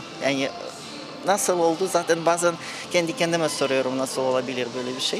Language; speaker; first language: Turkish; non-native, fluent; Russian